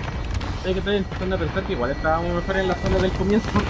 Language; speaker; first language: Spanish; native; Spanish